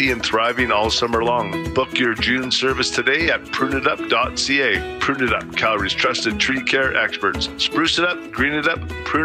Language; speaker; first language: English; native; English